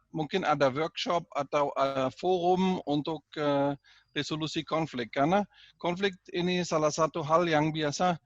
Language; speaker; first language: Indonesian; non-native, fluent; German